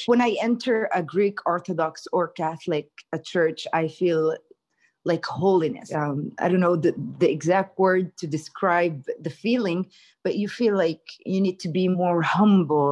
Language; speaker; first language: English; non-native, fluent; Hebrew